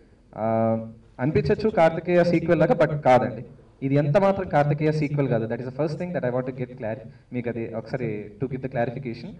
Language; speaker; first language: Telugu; native; Telugu